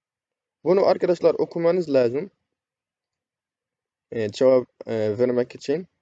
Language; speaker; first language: Turkish; non-native, fluent; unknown